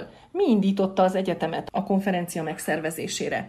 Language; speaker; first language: Hungarian; native; Hungarian